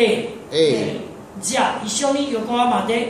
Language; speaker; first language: Japanese; non-native, fluent; Chinese